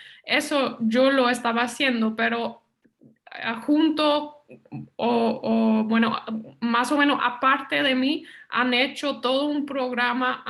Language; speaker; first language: Spanish; non-native, fluent; Dutch